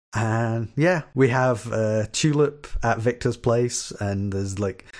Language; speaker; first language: English; native; English